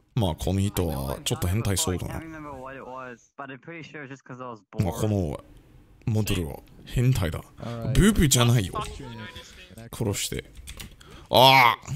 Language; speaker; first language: Japanese; non-native, learner; English